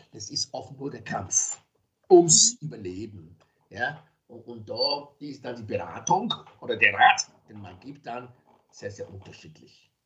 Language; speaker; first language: German; non-native, fluent; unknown